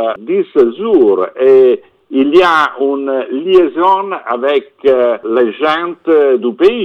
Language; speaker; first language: French; non-native, fluent; Italian